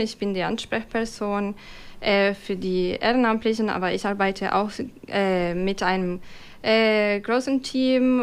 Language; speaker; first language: German; non-native, fluent; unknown